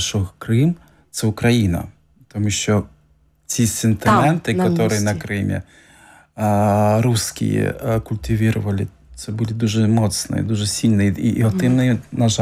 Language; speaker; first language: Ukrainian; native; Ukrainian